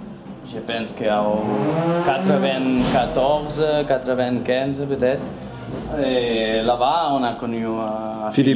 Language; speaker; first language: French; non-native, learner; Spanish